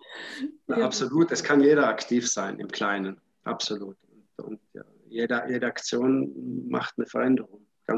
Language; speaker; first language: German; native; German